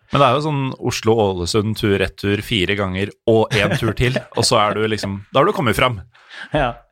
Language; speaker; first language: Norwegian; native; Norwegian